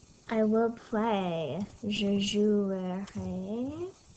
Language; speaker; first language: French; non-native, fluent; English